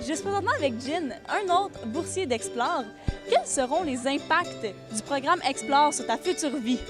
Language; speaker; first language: French; native; French